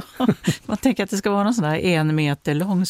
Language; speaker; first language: Swedish; native; Swedish